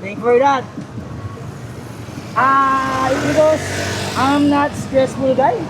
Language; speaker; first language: English; non-native, local second language; Filipino